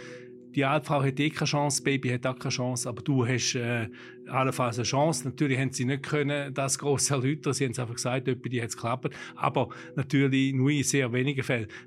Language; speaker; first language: German; native; German